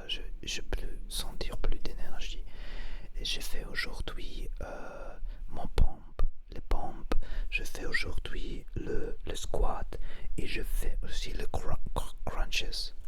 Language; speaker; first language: French; non-native, learner; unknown